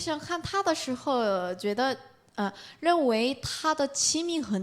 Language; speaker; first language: Chinese; non-native, learner; Korean